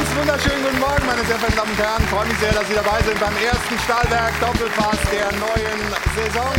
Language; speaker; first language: German; native; German